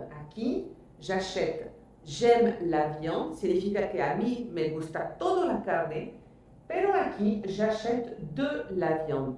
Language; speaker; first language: Spanish; non-native, fluent; French